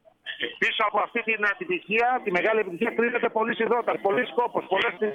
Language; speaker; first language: Greek; native; Greek